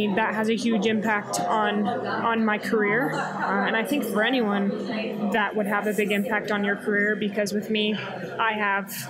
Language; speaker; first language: English; native; English